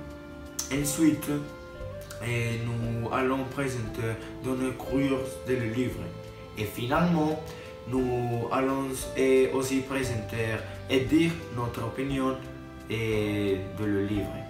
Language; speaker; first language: French; non-native, learner; Spanish